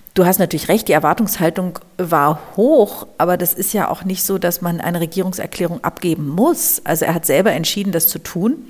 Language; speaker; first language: German; native; German